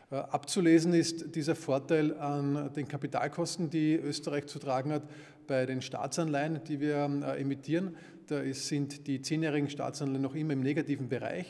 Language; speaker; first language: German; native; German